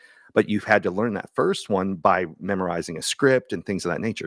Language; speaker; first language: English; native; English